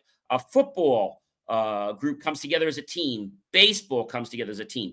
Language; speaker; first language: English; native; English